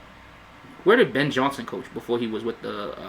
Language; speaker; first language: English; native; English